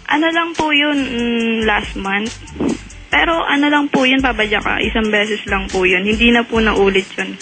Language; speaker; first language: Filipino; native; Filipino